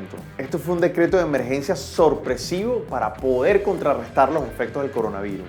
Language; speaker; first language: Spanish; native; Spanish